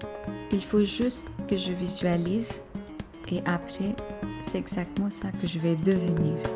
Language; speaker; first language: French; non-native, fluent; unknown